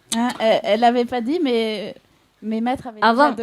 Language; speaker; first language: French; native; French